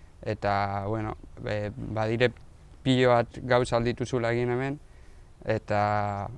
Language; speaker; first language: Basque; non-native, local second language; Spanish